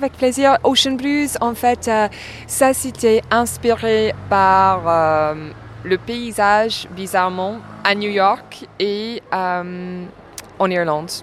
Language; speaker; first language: French; non-native, fluent; English